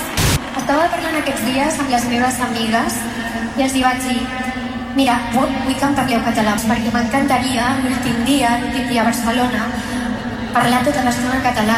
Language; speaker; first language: Catalan; non-native, local second language; Spanish